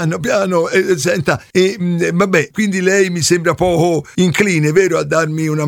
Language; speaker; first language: Italian; native; Italian